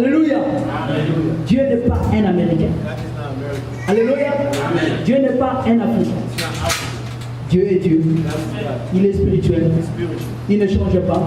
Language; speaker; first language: French; non-native, local second language; Lingala